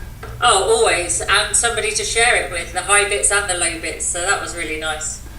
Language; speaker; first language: English; native; English